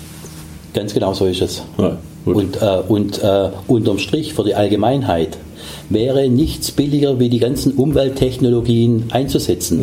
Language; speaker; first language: German; native; German